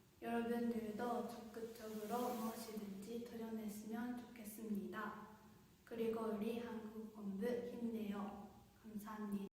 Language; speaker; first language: Korean; non-native, learner; Japanese